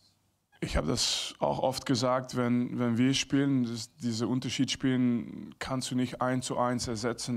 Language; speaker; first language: German; non-native, fluent; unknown